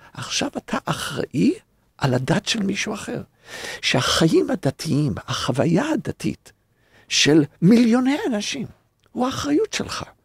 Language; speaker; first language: Hebrew; non-native, fluent; English